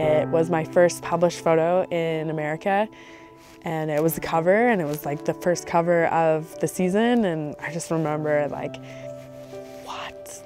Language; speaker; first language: English; native; English